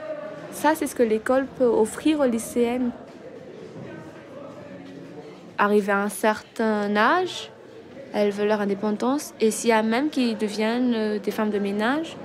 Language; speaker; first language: French; non-native, local second language; Malagasy